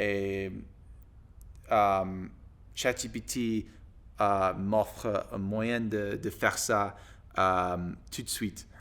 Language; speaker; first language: French; non-native, learner; English